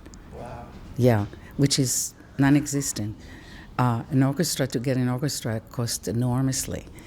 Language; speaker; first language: English; non-native, fluent; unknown